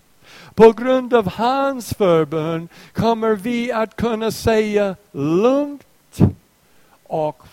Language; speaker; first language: Swedish; non-native, fluent; English